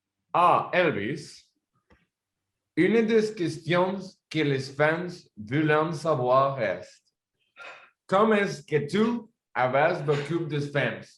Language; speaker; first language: French; non-native, learner; Spanish